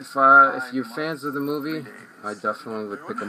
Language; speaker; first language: English; native; English